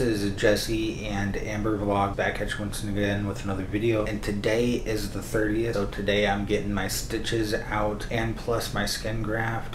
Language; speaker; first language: English; native; English